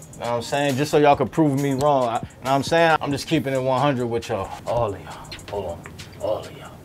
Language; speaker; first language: English; native; English